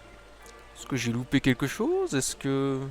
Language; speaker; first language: French; native; French